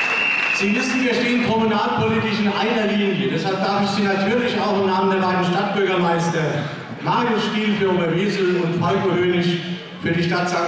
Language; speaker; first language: German; native; German